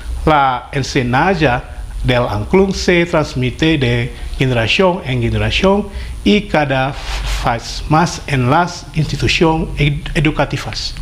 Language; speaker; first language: Spanish; non-native, fluent; Indonesian